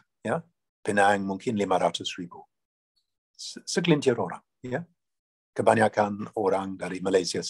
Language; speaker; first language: Indonesian; non-native, fluent; English